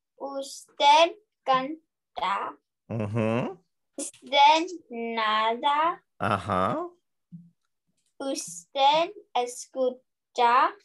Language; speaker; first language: Spanish; non-native, learner; English